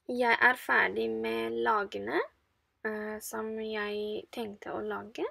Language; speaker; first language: Norwegian; non-native, fluent; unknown